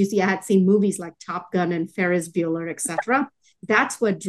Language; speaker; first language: English; non-native, local second language; Tamil